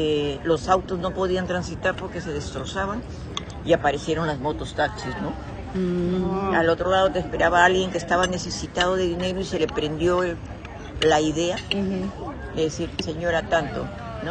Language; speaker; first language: Spanish; native; Spanish